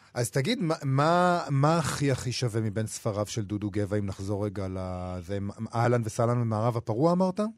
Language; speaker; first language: Hebrew; native; Hebrew